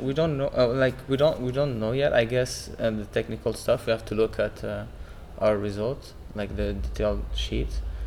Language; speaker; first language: English; non-native, fluent; French